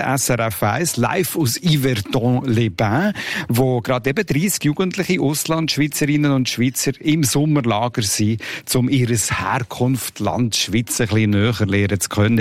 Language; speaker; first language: German; native; German